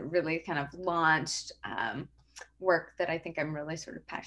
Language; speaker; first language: English; native; English